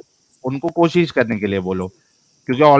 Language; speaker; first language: Hindi; native; Hindi